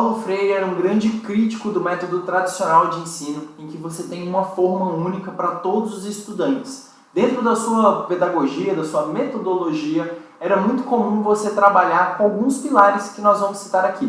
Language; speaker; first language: Portuguese; native; Portuguese